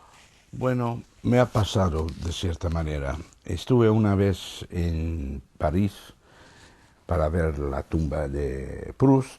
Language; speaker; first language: Spanish; non-native, fluent; Dutch